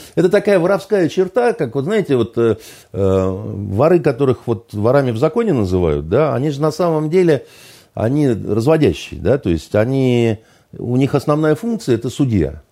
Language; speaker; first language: Russian; native; Russian